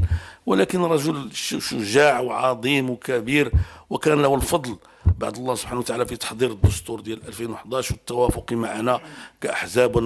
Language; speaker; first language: Arabic; native; Arabic